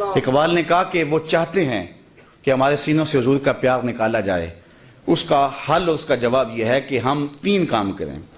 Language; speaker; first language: Urdu; non-native, local second language; Punjabi